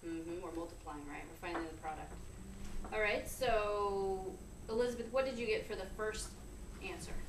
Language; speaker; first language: English; native; English